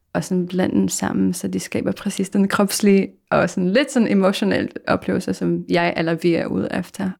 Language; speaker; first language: Danish; non-native, fluent; Polish